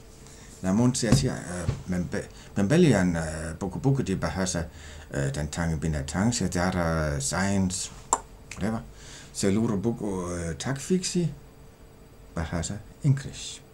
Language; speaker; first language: Indonesian; non-native, learner; Danish